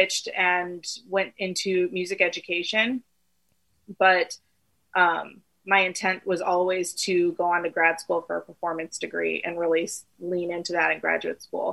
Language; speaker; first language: English; native; English